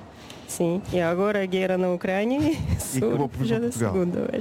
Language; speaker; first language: Portuguese; non-native, learner; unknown